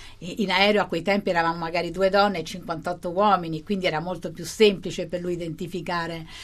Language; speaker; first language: Italian; non-native, fluent; Spanish